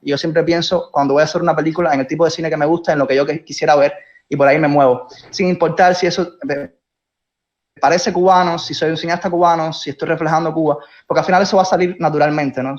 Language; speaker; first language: Spanish; native; Spanish